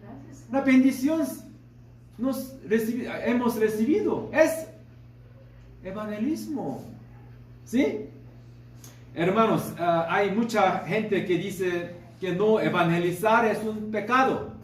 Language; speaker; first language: Spanish; non-native, fluent; Korean